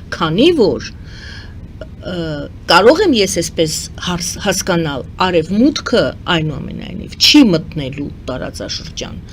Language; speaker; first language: Armenian; native; Armenian